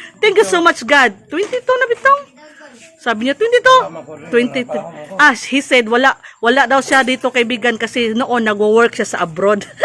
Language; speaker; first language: Filipino; non-native, local second language; Cebuano